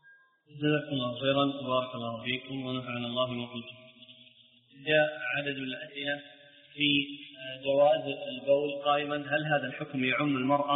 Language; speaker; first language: Arabic; native; Arabic